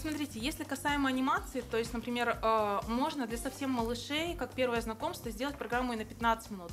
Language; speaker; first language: Russian; native; Russian